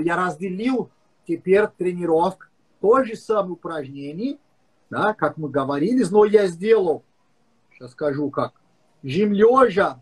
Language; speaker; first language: Russian; non-native, learner; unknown